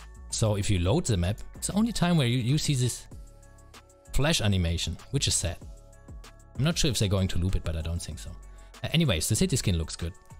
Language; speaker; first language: English; non-native, fluent; German